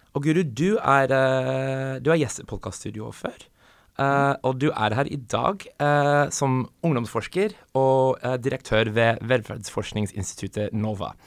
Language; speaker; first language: Norwegian; non-native, fluent; English